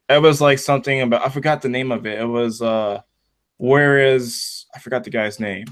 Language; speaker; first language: English; native; English